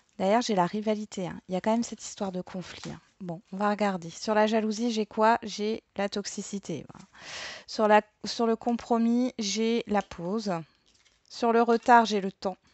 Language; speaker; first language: French; native; French